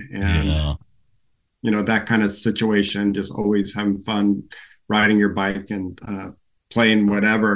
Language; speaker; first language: English; native; English